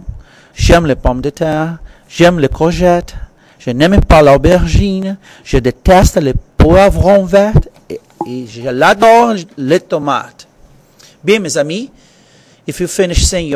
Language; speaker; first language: French; non-native, fluent; English